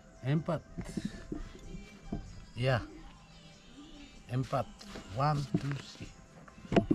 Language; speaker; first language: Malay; non-native, local second language; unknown